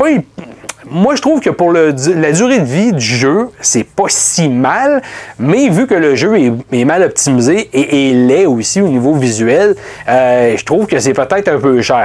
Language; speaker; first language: French; native; French